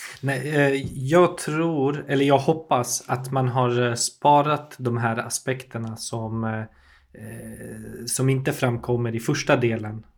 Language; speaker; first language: Swedish; native; Swedish